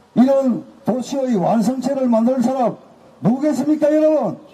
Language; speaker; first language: Korean; native; Korean